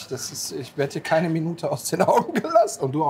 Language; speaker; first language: German; native; German